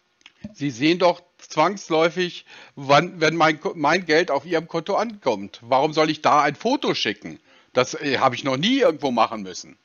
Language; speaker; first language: German; native; German